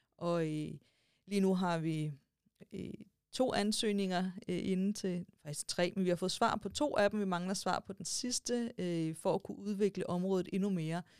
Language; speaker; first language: Danish; native; Danish